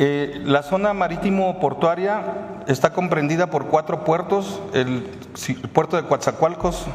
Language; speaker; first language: Spanish; native; Spanish